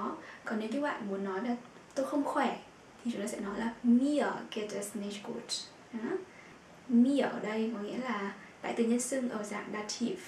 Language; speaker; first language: Vietnamese; native; Vietnamese